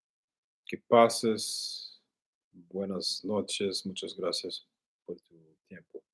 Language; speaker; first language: Spanish; non-native, learner; English